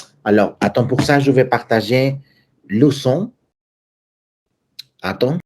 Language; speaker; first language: French; non-native, fluent; Spanish